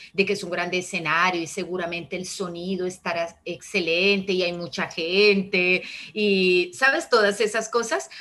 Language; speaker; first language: Spanish; early bilingual, heritage; Italian